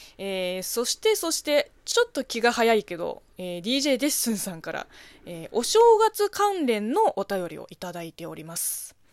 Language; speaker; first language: Japanese; non-native, fluent; Chinese